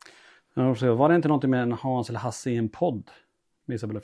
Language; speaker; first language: Swedish; native; Swedish